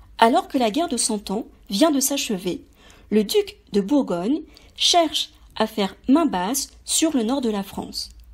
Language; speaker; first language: French; native; French